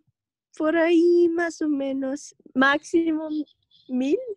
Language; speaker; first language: Spanish; non-native, learner; Russian